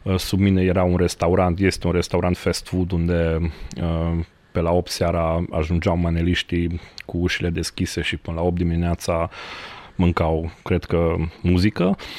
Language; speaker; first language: Romanian; non-native, local second language; Hungarian